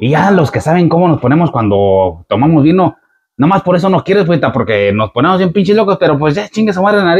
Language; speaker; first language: Spanish; native; Spanish